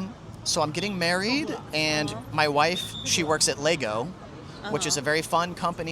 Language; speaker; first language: English; native; English